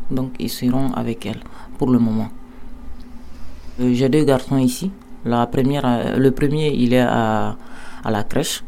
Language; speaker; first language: French; non-native, local second language; Bambara